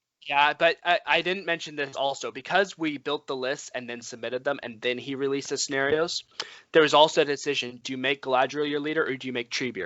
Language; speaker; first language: English; native; English